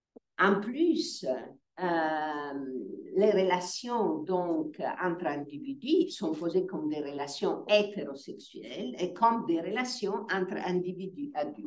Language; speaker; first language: French; non-native, fluent; Italian